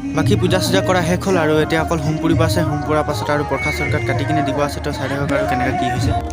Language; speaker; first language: Assamese; non-native, local second language; Bhojpuri